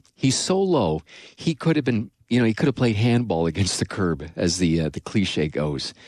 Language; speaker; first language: English; native; English